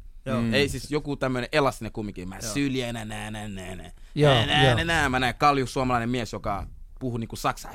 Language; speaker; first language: Finnish; early bilingual, other home language; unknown